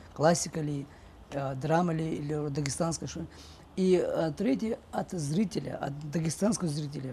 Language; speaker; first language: Russian; non-native, local second language; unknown